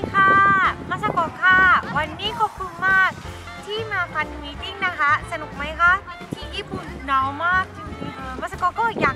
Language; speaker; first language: Thai; non-native, learner; Japanese